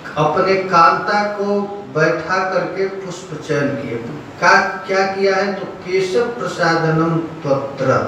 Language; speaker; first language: Hindi; non-native, local second language; Bangla